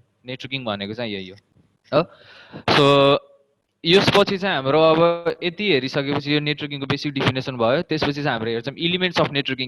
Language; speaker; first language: Nepali; native; Nepali